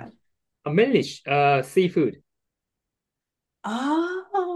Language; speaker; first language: English; non-native, learner; Japanese